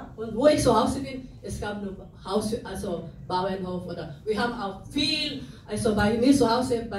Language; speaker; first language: German; non-native, fluent; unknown